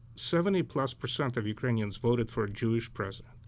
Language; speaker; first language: English; early bilingual, other home language; Ukrainian